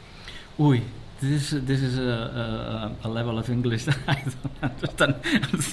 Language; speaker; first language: English; non-native, learner; Spanish